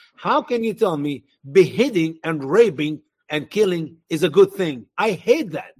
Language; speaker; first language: English; non-native, fluent; Arabic